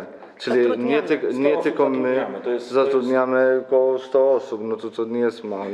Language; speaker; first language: Polish; non-native, learner; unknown